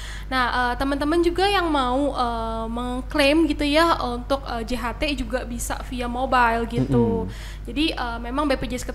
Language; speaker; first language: Indonesian; native; Indonesian